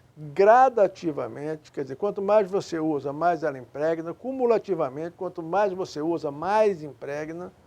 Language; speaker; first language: Portuguese; native; Portuguese